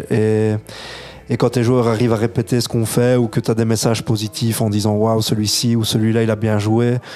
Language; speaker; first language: French; early bilingual, other home language; Italian